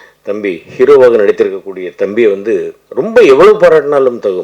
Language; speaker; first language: Tamil; native; Tamil